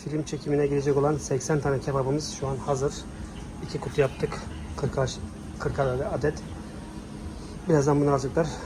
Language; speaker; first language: Turkish; native; Turkish